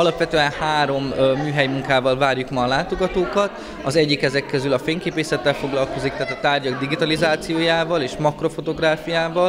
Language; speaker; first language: Hungarian; native; Hungarian